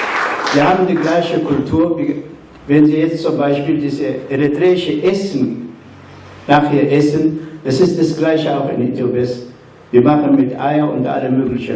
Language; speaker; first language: German; non-native, fluent; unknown